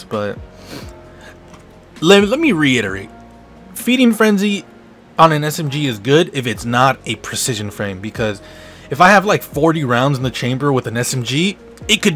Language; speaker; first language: English; native; English